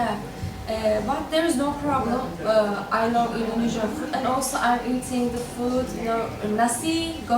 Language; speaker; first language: English; non-native, learner; Turkish